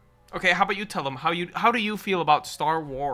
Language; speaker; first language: English; native; English